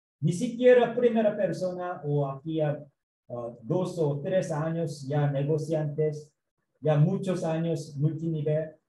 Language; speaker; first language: Spanish; non-native, learner; Korean